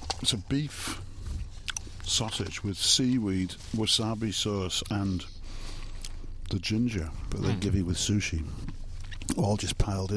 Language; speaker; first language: English; native; English